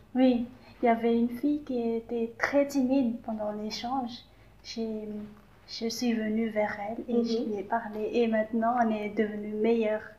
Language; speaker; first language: French; non-native, local second language; Malagasy